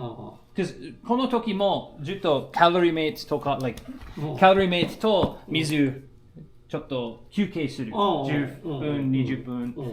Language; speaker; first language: Japanese; non-native, learner; English